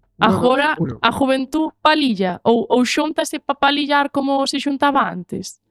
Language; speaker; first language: Galician; native; Galician